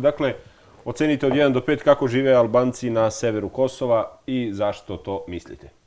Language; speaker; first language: Bosnian; native; Bosnian